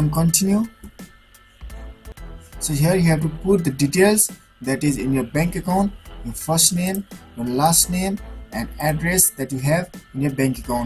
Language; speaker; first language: English; non-native, local second language; Nepali